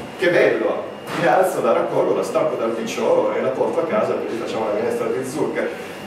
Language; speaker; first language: Italian; native; Italian